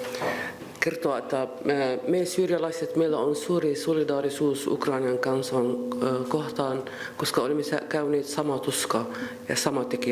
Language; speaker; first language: Finnish; non-native, fluent; Arabic